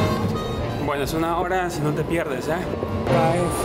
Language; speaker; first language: Spanish; native; Spanish